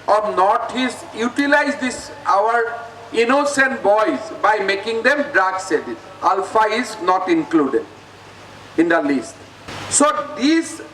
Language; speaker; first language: English; non-native, local second language; Assamese